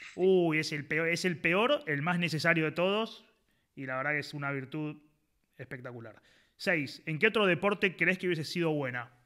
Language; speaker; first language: Spanish; native; Spanish